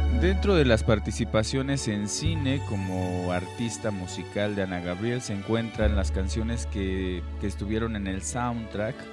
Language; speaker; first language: Spanish; native; Spanish